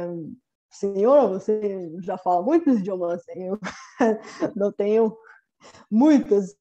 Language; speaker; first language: Portuguese; non-native, fluent; Bulgarian